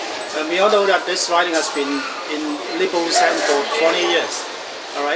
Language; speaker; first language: English; non-native, fluent; Chinese